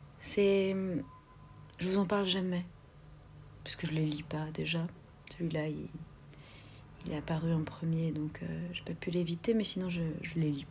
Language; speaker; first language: French; native; French